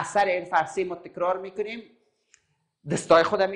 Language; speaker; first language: Persian; native; Persian